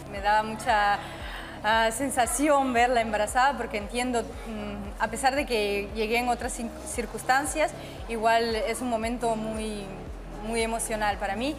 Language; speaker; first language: Spanish; non-native, fluent; Russian